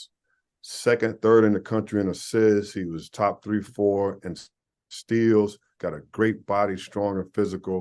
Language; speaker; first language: English; native; English